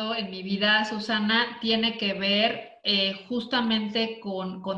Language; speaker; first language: Spanish; native; Spanish